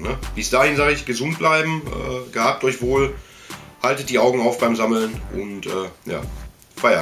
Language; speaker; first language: German; native; German